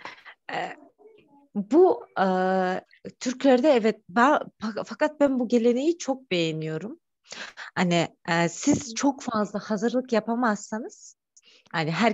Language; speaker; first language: Turkish; non-native, fluent; Kyrgyz